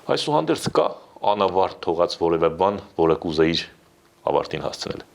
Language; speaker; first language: Armenian; native; Armenian